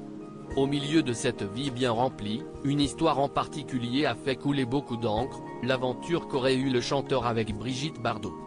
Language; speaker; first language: French; native; French